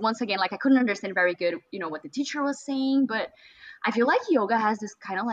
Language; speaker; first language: English; non-native, fluent; Portuguese